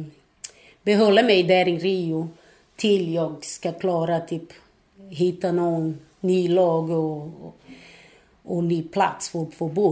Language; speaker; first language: Swedish; non-native, fluent; Portuguese